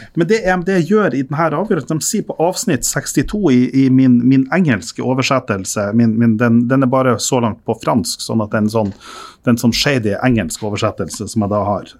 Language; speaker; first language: Norwegian; native; Norwegian